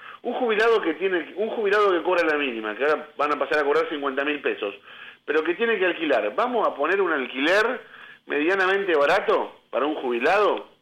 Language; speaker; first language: Spanish; native; Spanish